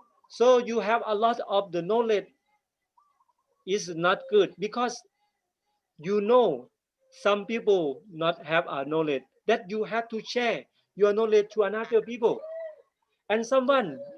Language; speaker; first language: English; non-native, learner; Thai